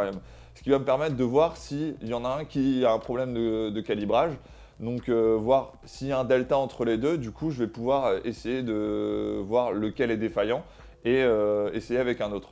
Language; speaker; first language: French; native; French